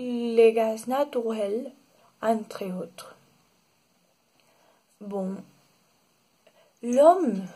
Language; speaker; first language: French; non-native, learner; Spanish